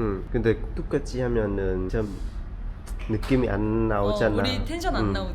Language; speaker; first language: Korean; non-native, fluent; Vietnamese